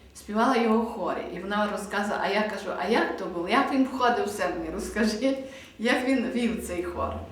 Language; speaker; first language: Ukrainian; native; Ukrainian